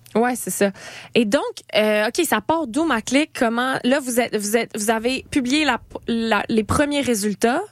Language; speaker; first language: French; native; French